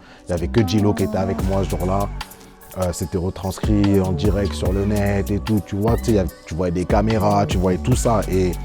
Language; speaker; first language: French; native; French